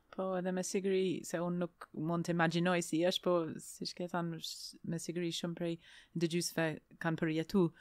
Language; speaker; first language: Albanian; non-native, fluent; English